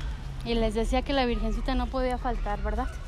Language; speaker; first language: Spanish; native; Spanish